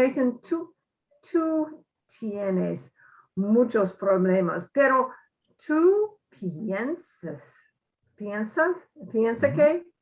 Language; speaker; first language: Spanish; non-native, learner; English